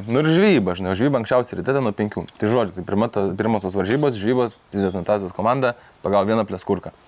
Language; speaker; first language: Lithuanian; native; Lithuanian